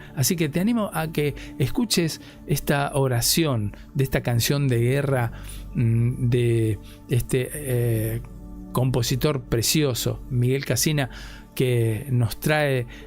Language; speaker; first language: Spanish; native; Spanish